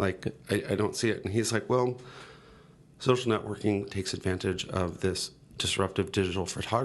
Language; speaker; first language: English; native; English